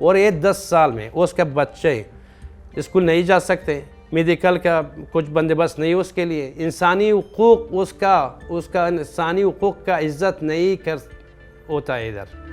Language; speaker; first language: Hindi; non-native, learner; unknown